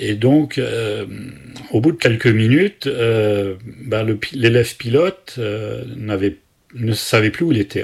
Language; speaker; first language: French; native; French